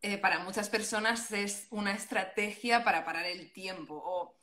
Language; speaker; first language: Spanish; non-native, local second language; Catalan